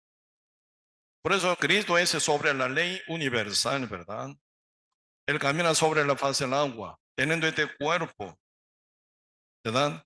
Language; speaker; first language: Spanish; non-native, learner; Korean